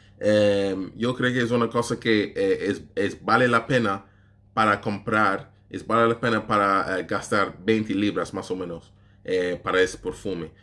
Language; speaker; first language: Spanish; non-native, learner; English